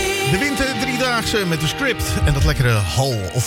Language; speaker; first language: Dutch; native; Dutch